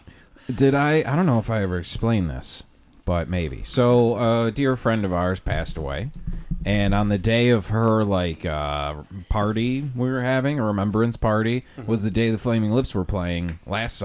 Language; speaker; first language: English; native; English